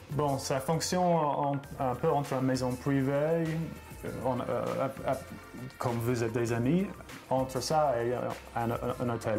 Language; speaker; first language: French; non-native, fluent; English